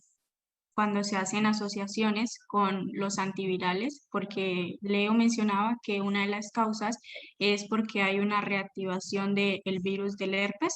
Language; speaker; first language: Spanish; native; Spanish